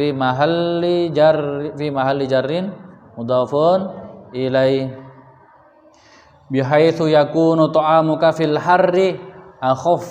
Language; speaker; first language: Arabic; non-native, fluent; Indonesian